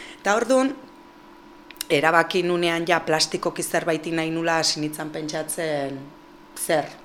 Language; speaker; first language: Basque; native; Basque